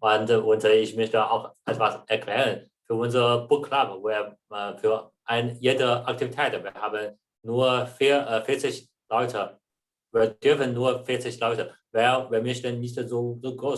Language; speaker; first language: German; non-native, learner; Chinese